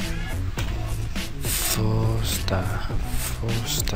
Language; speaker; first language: Swedish; non-native, learner; Vietnamese